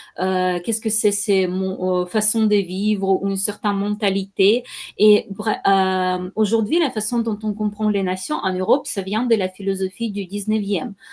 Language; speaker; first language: French; non-native, fluent; Ukrainian